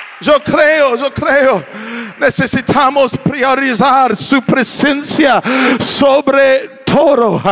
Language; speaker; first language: Spanish; non-native, learner; English